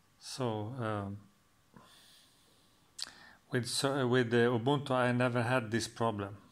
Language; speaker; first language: English; non-native, fluent; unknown